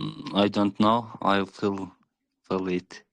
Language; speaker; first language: English; non-native, learner; Kyrgyz